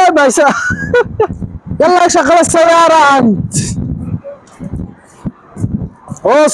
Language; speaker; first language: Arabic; non-native, learner; Bangla